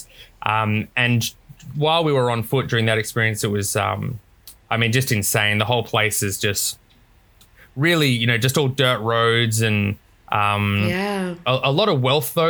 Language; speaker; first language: English; native; English